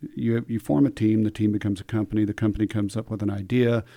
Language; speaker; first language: English; native; English